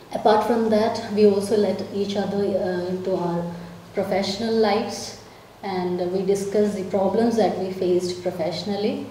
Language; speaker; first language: English; non-native, local second language; Malayalam